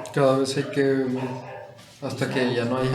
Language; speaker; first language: Spanish; native; Spanish